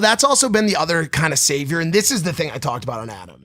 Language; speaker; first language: English; native; English